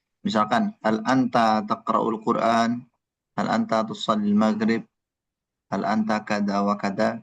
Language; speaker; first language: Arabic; non-native, fluent; Indonesian